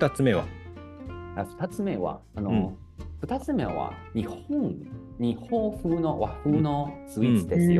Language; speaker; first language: Japanese; non-native, learner; Chinese